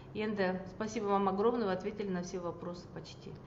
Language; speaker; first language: Russian; non-native, local second language; Kazakh